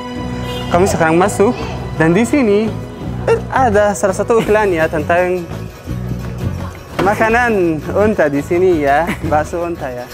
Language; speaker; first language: Indonesian; non-native, learner; Arabic